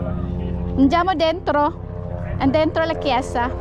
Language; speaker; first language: Italian; non-native, learner; Filipino